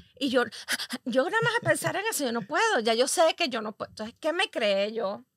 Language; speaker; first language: Spanish; native; Spanish